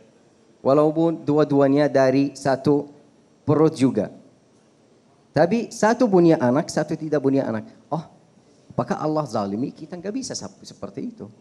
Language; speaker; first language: Indonesian; non-native, fluent; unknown